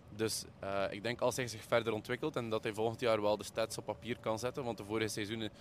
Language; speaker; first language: Dutch; native; Dutch